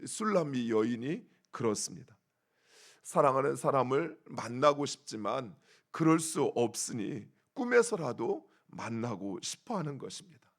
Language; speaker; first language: Korean; native; Korean